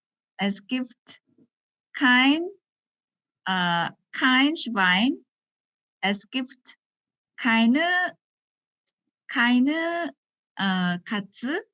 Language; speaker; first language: German; non-native, learner; Korean